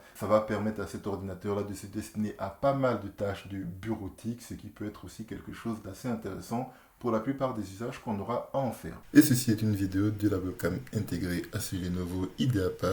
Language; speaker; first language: French; native; French